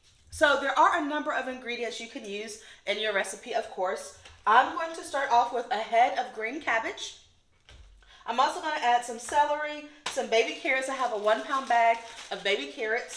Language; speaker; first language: English; native; English